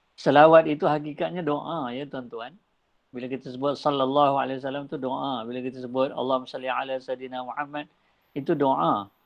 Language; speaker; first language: Malay; native; Malay